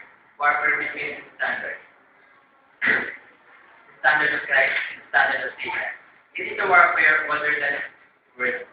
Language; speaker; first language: English; non-native, learner; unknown